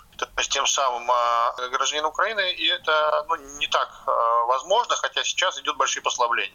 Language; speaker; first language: Russian; non-native, local second language; Latvian